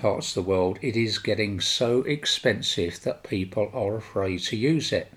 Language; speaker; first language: English; native; English